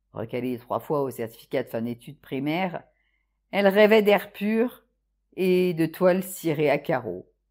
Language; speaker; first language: French; native; French